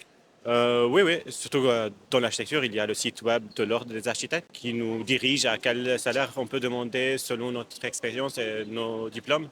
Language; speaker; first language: French; non-native, fluent; Arabic